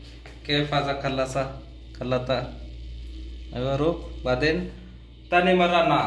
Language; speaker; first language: Arabic; non-native, learner; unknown